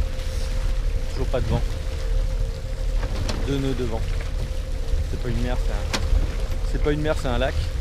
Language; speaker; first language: French; native; French